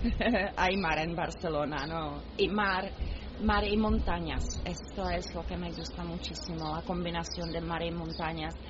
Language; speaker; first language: Spanish; non-native, learner; Czech